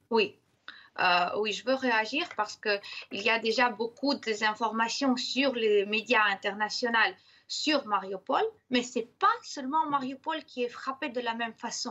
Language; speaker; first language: French; non-native, fluent; Ukrainian